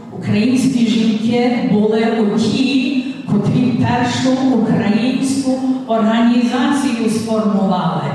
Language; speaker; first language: Ukrainian; early bilingual, heritage; Ukrainian